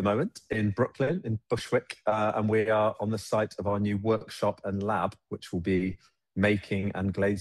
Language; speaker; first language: English; native; English